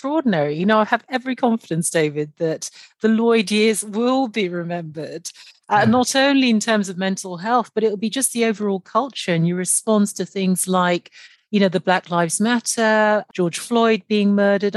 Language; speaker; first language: English; non-native, local second language; Yoruba